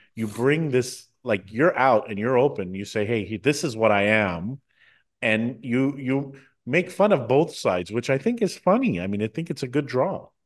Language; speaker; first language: English; native; English